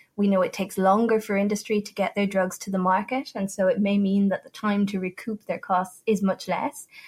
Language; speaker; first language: English; non-native, fluent; Italian